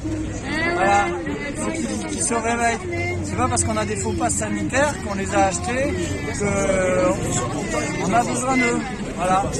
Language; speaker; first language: French; native; French